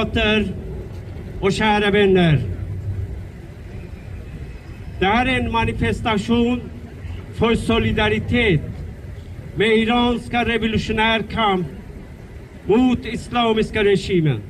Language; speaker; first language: Swedish; non-native, fluent; Persian